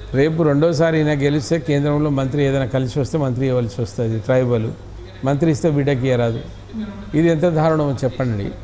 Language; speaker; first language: Telugu; non-native, local second language; Lambadi